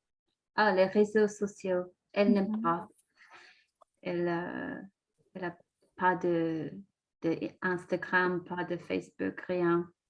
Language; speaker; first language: French; non-native, learner; English